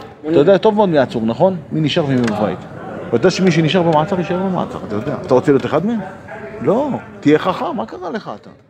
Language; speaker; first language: Hebrew; native; Hebrew